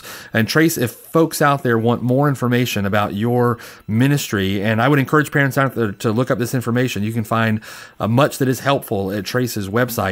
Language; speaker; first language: English; native; English